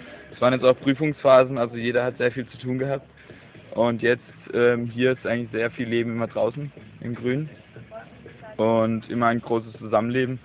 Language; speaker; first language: German; native; German